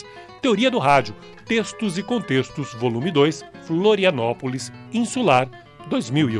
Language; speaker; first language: Portuguese; native; Portuguese